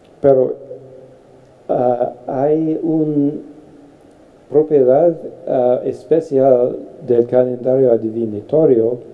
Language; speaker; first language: Spanish; non-native, fluent; English